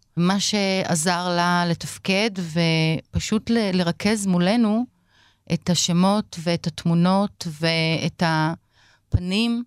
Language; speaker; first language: Hebrew; native; Hebrew